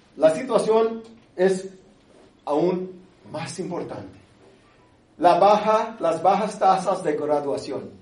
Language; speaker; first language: Spanish; early bilingual, other home language; English